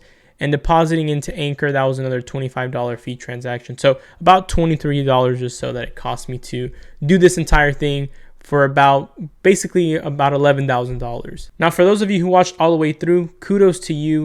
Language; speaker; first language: English; native; English